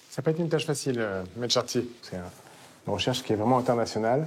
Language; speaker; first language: French; native; French